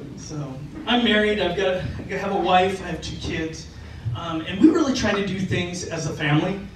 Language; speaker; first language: English; native; English